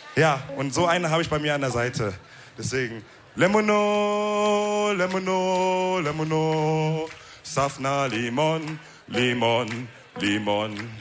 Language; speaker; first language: German; early bilingual, other home language; Wolof